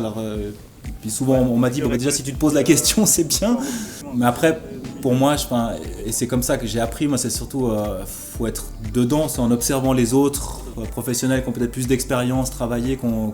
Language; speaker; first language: French; native; French